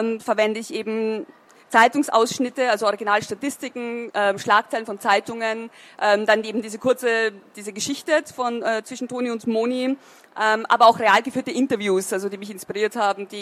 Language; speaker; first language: German; native; German